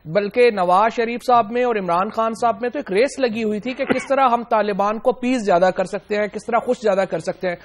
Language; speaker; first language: Urdu; native; Urdu